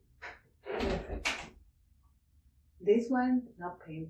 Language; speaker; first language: English; non-native, learner; Spanish